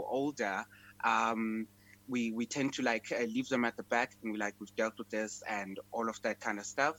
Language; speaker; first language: English; non-native, local second language; Xhosa